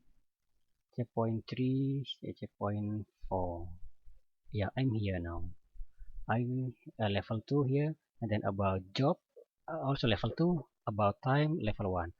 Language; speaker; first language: English; non-native, learner; Indonesian